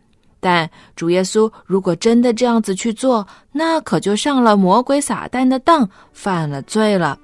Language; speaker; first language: Chinese; native; Chinese